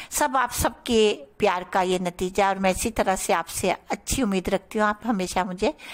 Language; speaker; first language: Urdu; native; Urdu